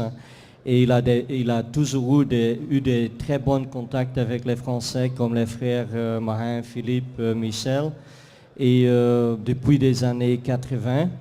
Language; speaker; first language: French; non-native, fluent; Dutch